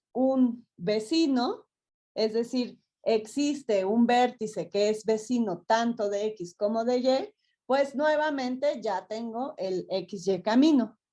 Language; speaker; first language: Spanish; native; Spanish